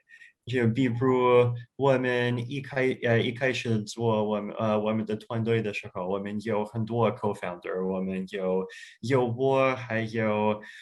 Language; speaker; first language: Chinese; non-native, fluent; Russian